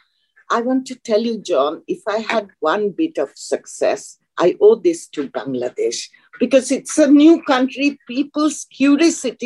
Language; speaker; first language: English; non-native, local second language; Bangla